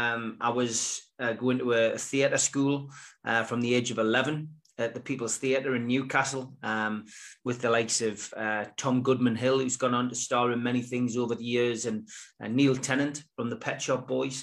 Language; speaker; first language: English; native; English